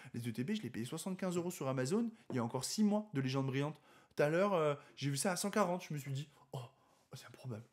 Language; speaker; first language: French; native; French